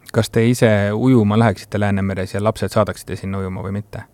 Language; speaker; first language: Estonian; native; Estonian